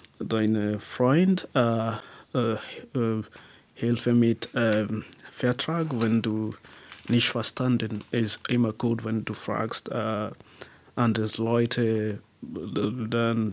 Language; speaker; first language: German; non-native, learner; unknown